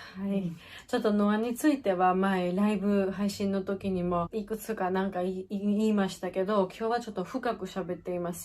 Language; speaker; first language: Japanese; non-native, learner; Georgian